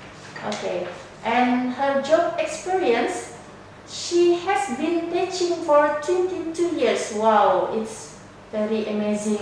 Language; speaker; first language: English; non-native, fluent; Indonesian